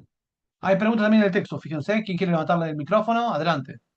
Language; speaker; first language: Spanish; native; Spanish